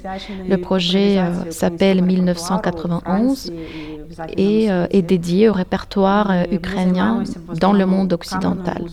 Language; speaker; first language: French; non-native, fluent; Ukrainian